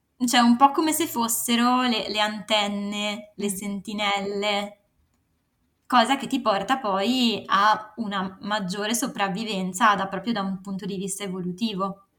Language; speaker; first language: Italian; native; Italian